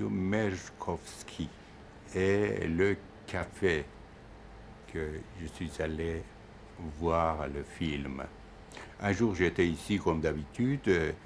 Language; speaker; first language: French; non-native, fluent; Persian